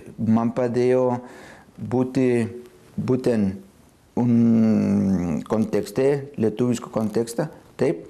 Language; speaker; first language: Lithuanian; non-native, fluent; Spanish